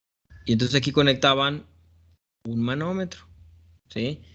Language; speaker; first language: Spanish; native; Spanish